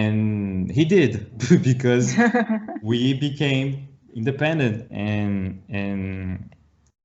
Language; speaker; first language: English; non-native, learner; Portuguese